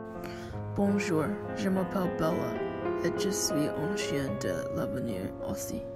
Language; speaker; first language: French; non-native, learner; English